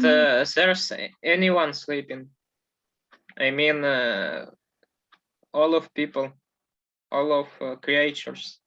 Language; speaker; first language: English; non-native, learner; Ukrainian